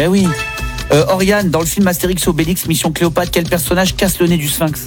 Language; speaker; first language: French; native; French